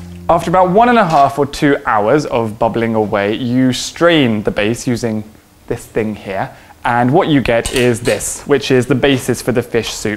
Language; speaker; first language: English; native; English